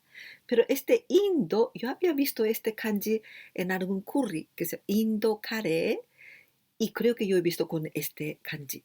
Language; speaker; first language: Spanish; non-native, fluent; Japanese